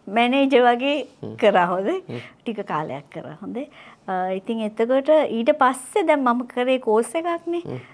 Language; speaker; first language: Sinhala; native; Sinhala